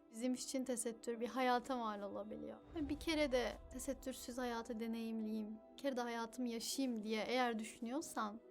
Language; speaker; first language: Turkish; early bilingual, other home language; Chinese